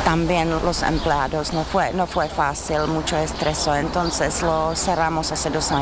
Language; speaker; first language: Spanish; non-native, learner; Czech